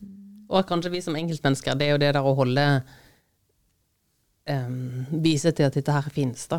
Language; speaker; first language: Norwegian; native; Norwegian